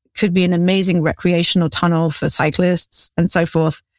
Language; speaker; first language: English; native; English